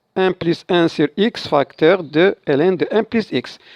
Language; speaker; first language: French; non-native, local second language; Arabic